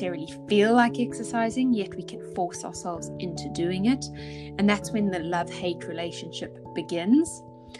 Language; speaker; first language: English; native; English